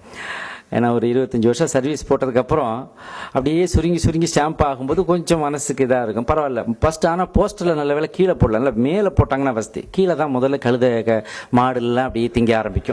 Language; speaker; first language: Tamil; native; Tamil